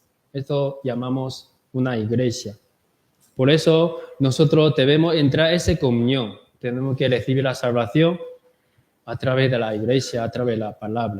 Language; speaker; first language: Spanish; non-native, learner; Korean